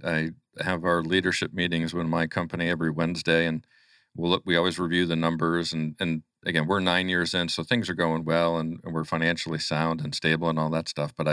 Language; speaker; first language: English; native; English